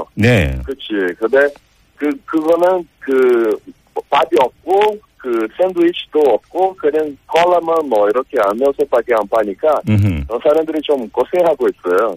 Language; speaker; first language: Korean; non-native, fluent; Portuguese